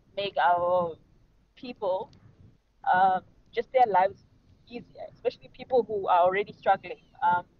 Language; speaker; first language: English; non-native, local second language; Xhosa